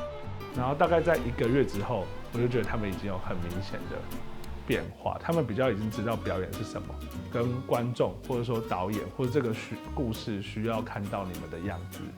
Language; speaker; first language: Chinese; native; Chinese